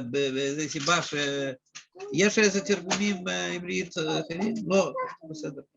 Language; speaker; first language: Hebrew; non-native, fluent; Russian